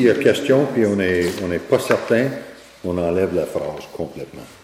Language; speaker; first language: French; native; French